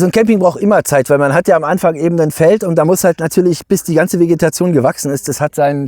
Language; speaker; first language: German; native; German